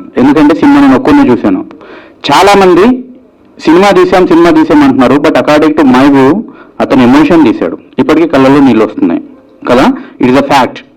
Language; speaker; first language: Telugu; native; Telugu